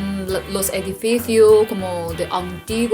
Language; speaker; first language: Spanish; non-native, fluent; Chinese